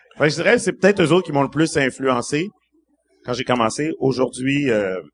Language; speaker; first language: French; native; French